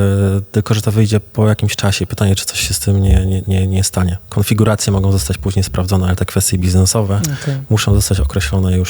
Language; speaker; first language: Polish; native; Polish